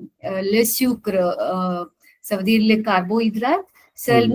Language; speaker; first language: French; non-native, learner; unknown